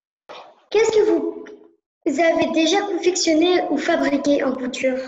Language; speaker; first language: French; early bilingual, heritage; French